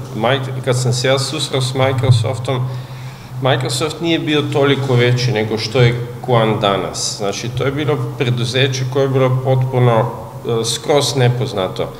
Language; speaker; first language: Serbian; non-native, fluent; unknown